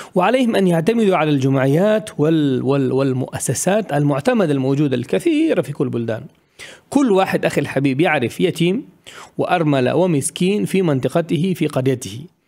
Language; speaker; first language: Arabic; non-native, fluent; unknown